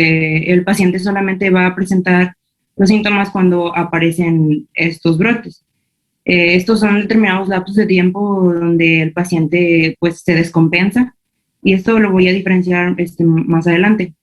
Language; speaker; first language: Spanish; native; Spanish